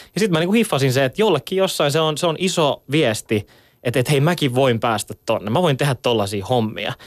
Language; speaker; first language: Finnish; native; Finnish